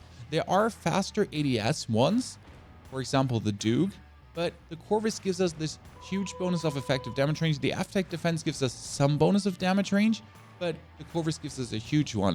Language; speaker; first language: English; non-native, fluent; German